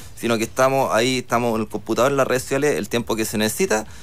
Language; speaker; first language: Spanish; native; Spanish